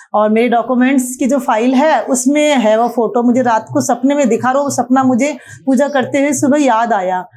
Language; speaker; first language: Hindi; native; Hindi